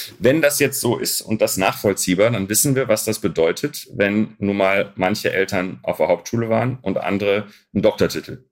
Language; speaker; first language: German; early bilingual, other home language; Arabic